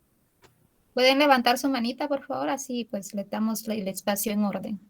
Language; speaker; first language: Spanish; native; Spanish